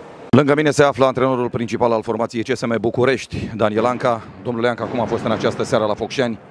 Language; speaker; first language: Romanian; native; Romanian